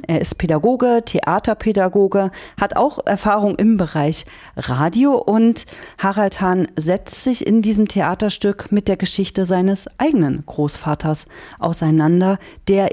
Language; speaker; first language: German; native; German